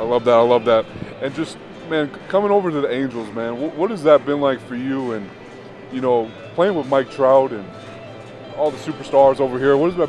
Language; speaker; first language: English; native; English